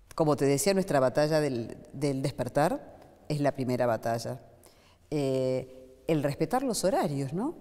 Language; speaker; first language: Spanish; native; Spanish